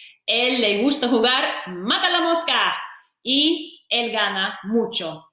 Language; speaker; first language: Spanish; non-native, fluent; English